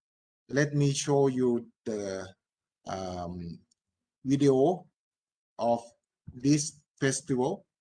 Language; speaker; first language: English; non-native, fluent; Thai